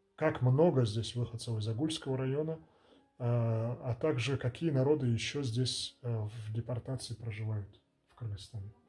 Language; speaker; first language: Russian; non-native, local second language; Lezghian